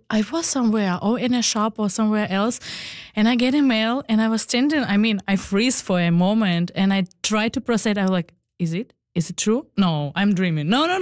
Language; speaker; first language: English; non-native, learner; Ukrainian